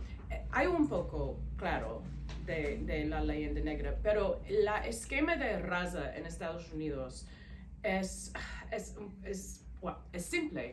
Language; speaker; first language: Spanish; non-native, fluent; English